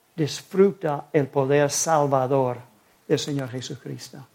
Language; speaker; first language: Spanish; non-native, fluent; English